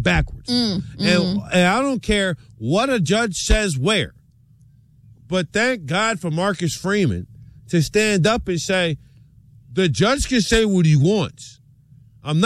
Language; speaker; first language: English; native; English